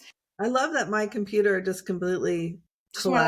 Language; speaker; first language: English; native; English